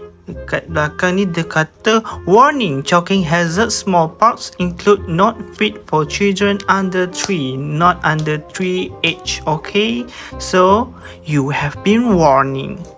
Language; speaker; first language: English; non-native, local second language; Malay